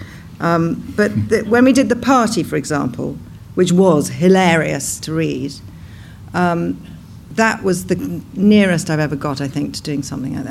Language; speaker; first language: English; native; English